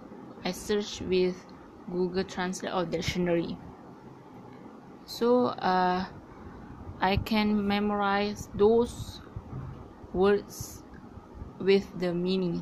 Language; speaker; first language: English; non-native, learner; Malay